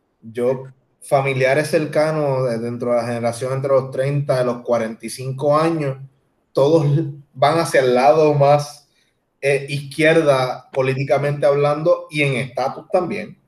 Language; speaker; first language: Spanish; native; Spanish